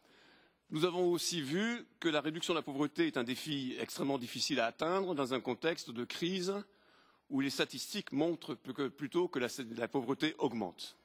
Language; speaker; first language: French; native; French